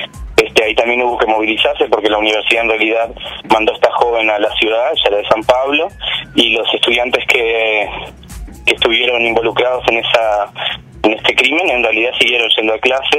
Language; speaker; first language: Spanish; native; Spanish